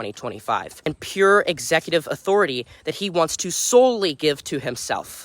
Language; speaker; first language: English; native; English